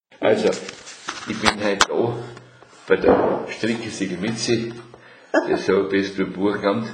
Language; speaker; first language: German; native; German